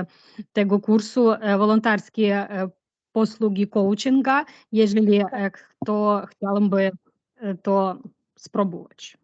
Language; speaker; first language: Polish; non-native, learner; Ukrainian